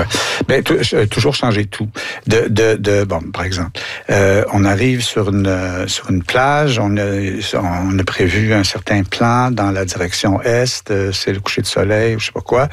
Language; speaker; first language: French; native; French